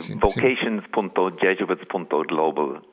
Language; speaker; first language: Italian; non-native, fluent; English